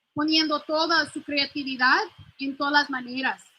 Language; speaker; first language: Spanish; non-native, fluent; English